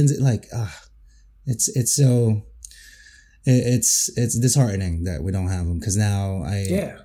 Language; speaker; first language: English; non-native, local second language; Filipino